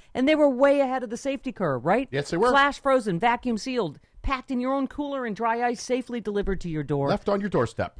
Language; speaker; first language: English; native; English